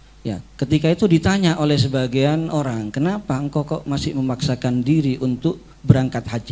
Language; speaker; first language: Indonesian; native; Indonesian